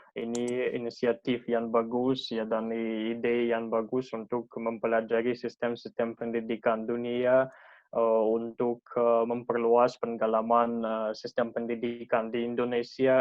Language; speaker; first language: Indonesian; non-native, fluent; Russian